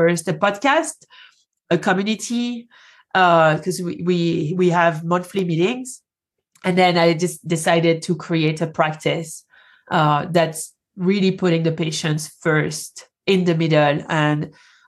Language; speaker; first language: English; non-native, fluent; French